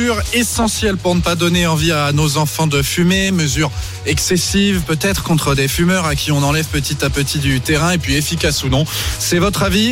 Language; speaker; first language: French; native; French